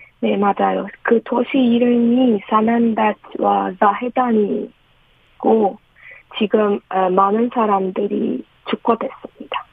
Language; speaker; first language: Korean; non-native, fluent; Persian